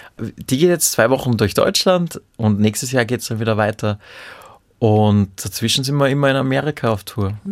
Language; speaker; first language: German; native; German